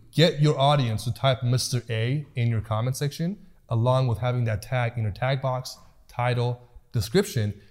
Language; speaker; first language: English; early bilingual, other home language; Persian